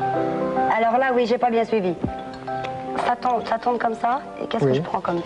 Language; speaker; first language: French; native; French